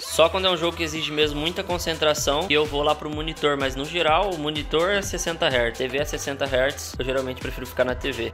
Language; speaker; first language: Portuguese; native; Portuguese